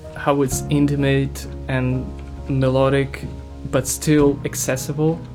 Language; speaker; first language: English; non-native, fluent; Ukrainian